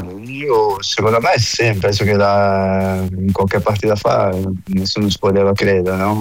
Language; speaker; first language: Italian; non-native, fluent; Portuguese